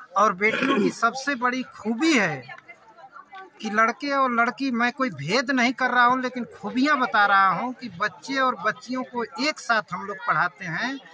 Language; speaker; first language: Hindi; native; Hindi